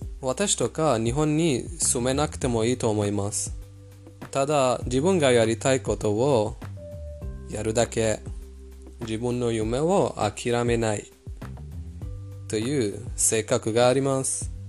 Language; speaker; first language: Japanese; non-native, fluent; Persian